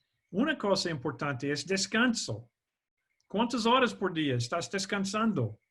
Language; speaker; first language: Spanish; non-native, fluent; English